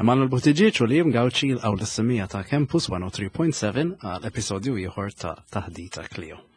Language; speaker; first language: Maltese; native; Maltese